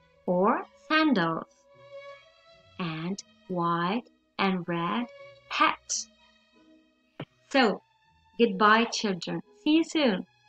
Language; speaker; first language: English; non-native, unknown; Italian